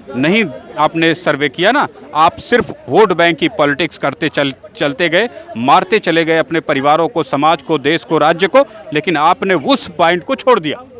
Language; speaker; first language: Hindi; native; Hindi